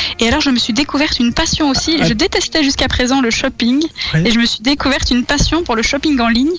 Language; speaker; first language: French; native; French